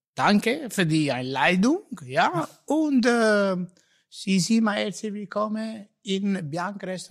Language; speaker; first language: German; non-native, learner; Italian